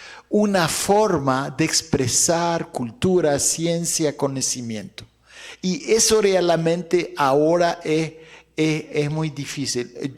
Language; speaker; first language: Spanish; non-native, fluent; Arabic